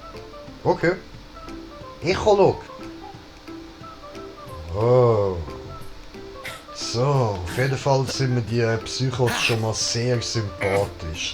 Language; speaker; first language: German; native; German